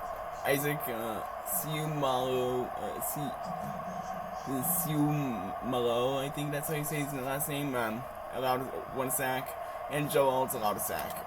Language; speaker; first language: English; native; English